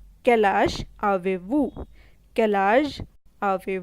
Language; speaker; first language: French; non-native, fluent; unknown